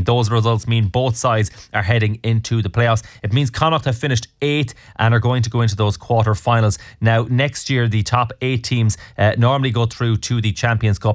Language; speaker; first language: English; native; English